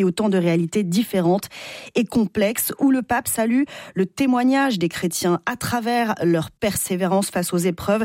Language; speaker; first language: French; native; French